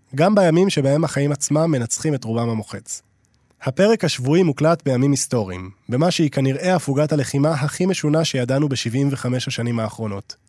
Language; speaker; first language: Hebrew; native; Hebrew